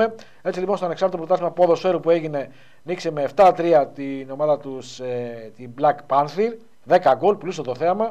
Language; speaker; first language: Greek; native; Greek